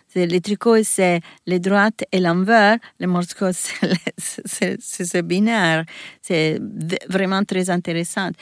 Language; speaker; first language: French; non-native, learner; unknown